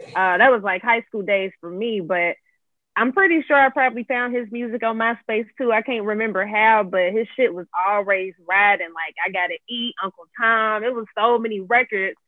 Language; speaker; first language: English; native; English